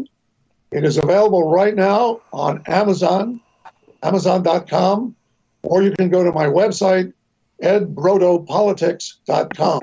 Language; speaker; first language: English; native; English